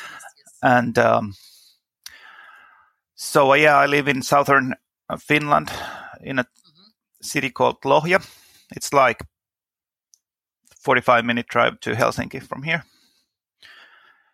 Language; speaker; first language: English; non-native, fluent; Finnish